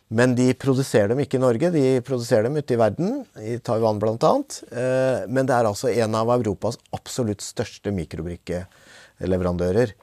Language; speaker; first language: Norwegian; native; Norwegian